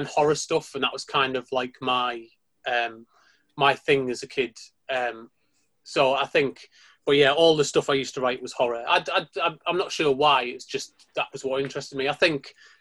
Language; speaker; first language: English; native; English